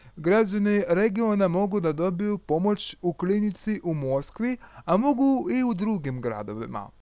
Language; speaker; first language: Croatian; non-native, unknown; Russian